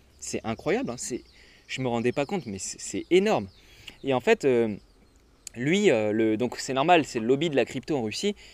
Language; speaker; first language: French; native; French